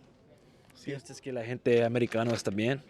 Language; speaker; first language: Spanish; non-native, learner; English